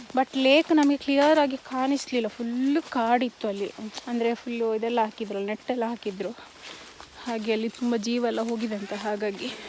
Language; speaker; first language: Kannada; non-native, local second language; Tulu